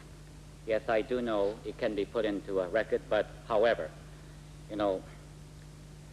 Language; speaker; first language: English; non-native, local second language; Korean